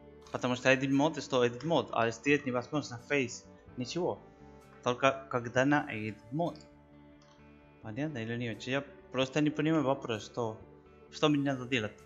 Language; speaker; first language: Russian; non-native, learner; Spanish